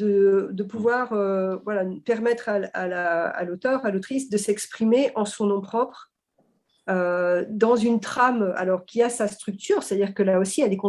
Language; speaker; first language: French; native; French